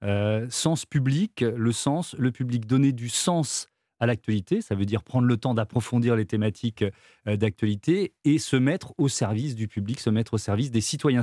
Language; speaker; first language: French; native; French